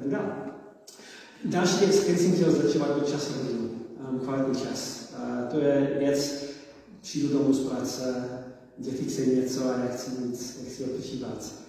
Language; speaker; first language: Czech; non-native, learner; English